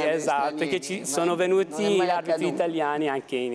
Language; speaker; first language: Italian; non-native, fluent; Persian